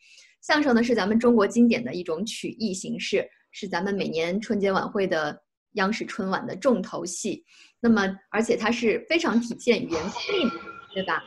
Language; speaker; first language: Chinese; native; Chinese